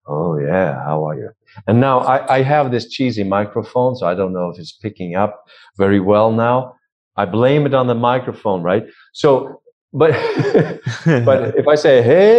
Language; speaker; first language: English; non-native, fluent; Swedish